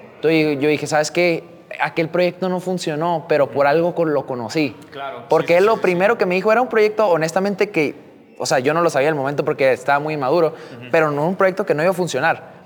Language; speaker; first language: Spanish; native; Spanish